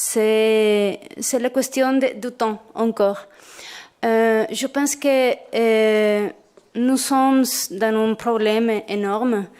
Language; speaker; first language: French; non-native, fluent; Spanish